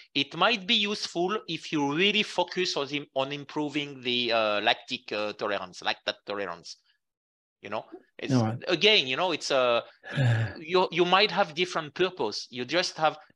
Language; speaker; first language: English; non-native, fluent; French